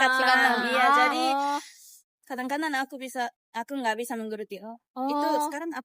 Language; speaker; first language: Indonesian; non-native, learner; Japanese